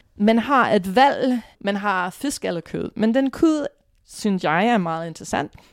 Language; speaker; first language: Danish; non-native, fluent; English